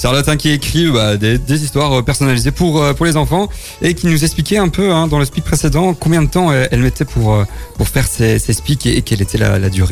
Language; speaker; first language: French; native; French